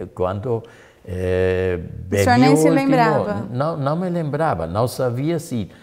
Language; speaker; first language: Portuguese; non-native, learner; German